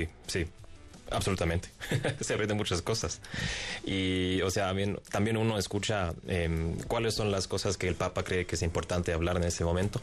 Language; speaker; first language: Spanish; non-native, fluent; English